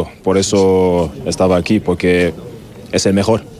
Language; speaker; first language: Spanish; non-native, learner; German